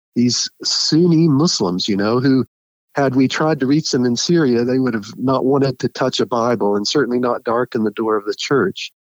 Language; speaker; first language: English; native; English